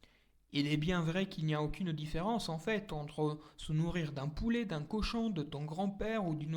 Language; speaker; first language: French; native; French